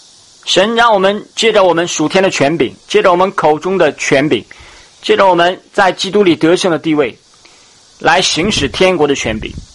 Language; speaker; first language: Chinese; native; Chinese